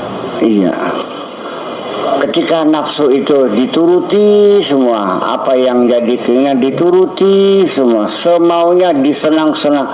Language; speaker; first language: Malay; non-native, local second language; Javanese